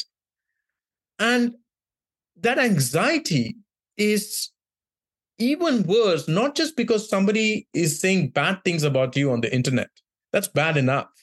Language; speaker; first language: English; non-native, local second language; Tamil